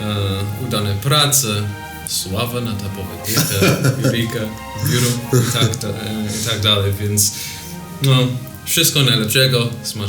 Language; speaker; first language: Polish; non-native, learner; English